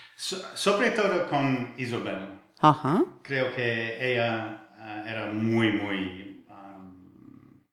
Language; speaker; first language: Spanish; non-native, fluent; English